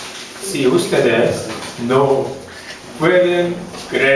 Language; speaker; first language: Spanish; non-native, learner; Korean